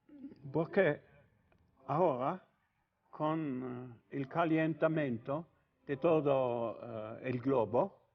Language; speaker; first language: Spanish; non-native, learner; Italian